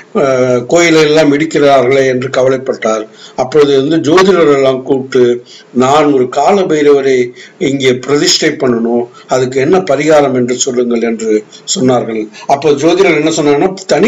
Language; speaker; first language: Tamil; native; Tamil